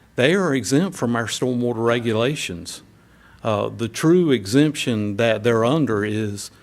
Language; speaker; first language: English; native; English